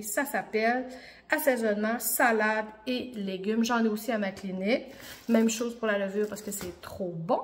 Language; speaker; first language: French; native; French